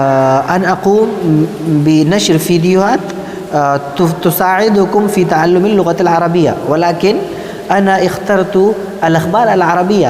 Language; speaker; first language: Arabic; non-native, fluent; Urdu